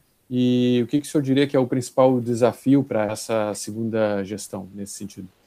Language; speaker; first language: Portuguese; native; Portuguese